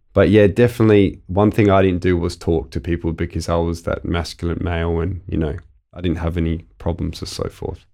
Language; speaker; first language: English; early bilingual, other home language; Italian